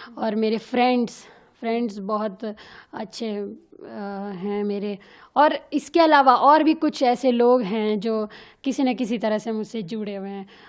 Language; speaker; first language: Hindi; native; Hindi